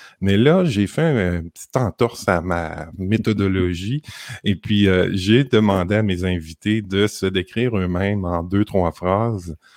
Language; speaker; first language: French; native; French